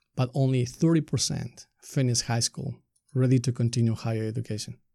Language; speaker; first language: English; non-native, fluent; Spanish